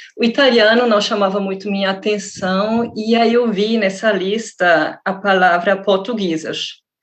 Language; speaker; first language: Portuguese; non-native, fluent; German